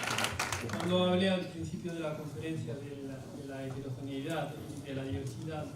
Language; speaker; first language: Spanish; non-native, fluent; French